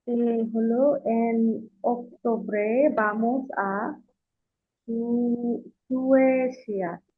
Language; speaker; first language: Spanish; non-native, learner; Bangla